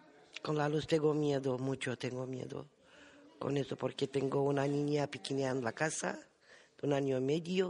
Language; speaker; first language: Spanish; non-native, learner; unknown